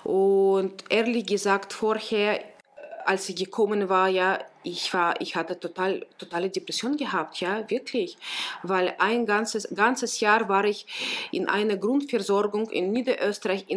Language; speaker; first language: German; non-native, local second language; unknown